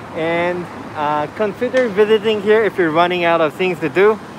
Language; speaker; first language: English; non-native, fluent; Japanese